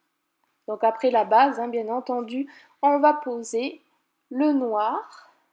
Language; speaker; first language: French; native; French